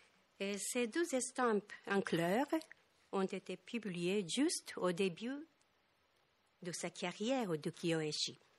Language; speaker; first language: French; non-native, fluent; Japanese